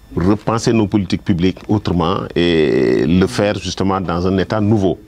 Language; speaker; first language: French; non-native, local second language; Wolof